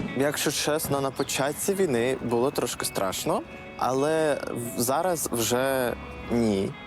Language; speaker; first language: Ukrainian; non-native, fluent; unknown